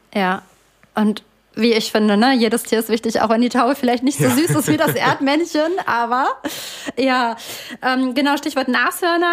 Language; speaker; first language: German; native; German